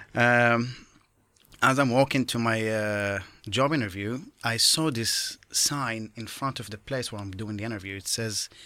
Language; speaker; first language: English; non-native, fluent; Arabic